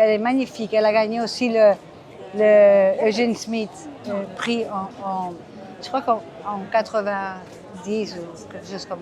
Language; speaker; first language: French; non-native, fluent; Portuguese